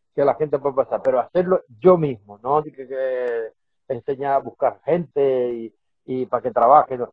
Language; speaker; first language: Spanish; native; Spanish